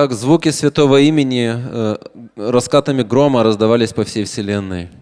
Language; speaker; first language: Russian; native; Russian